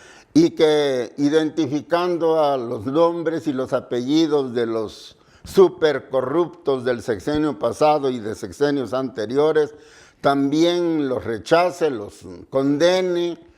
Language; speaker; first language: Spanish; native; Spanish